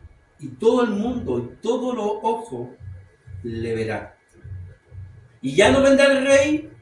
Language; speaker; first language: Spanish; native; Spanish